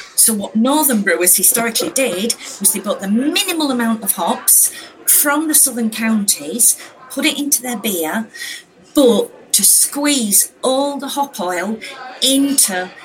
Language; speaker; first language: English; native; English